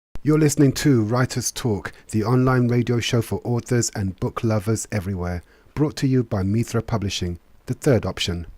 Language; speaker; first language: English; native; English